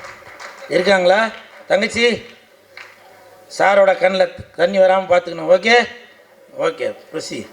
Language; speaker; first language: Tamil; native; Tamil